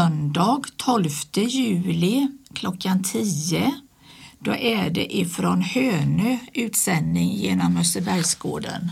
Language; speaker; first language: Swedish; native; Swedish